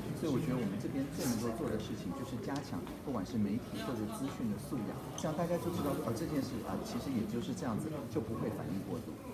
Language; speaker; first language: Chinese; native; Chinese